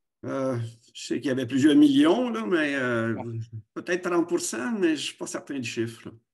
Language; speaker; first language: French; native; French